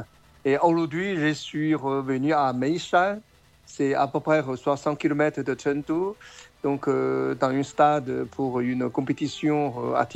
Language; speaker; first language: French; non-native, fluent; Chinese